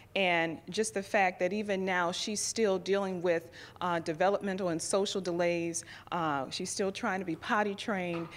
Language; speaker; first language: English; native; English